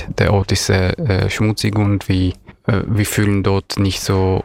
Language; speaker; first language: German; non-native, learner; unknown